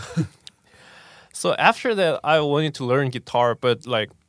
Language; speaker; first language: English; non-native, fluent; Korean